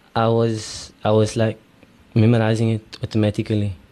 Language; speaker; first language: English; native; English